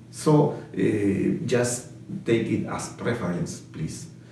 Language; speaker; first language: English; non-native, fluent; Spanish